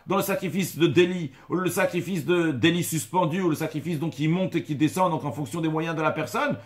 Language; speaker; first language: French; native; French